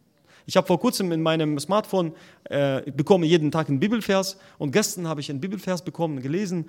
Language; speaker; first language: German; non-native, fluent; Russian